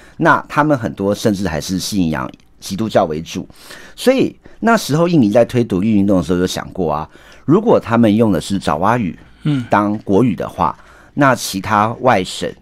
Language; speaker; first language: Chinese; native; Chinese